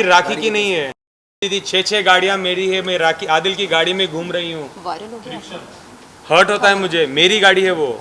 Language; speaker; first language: Hindi; native; Hindi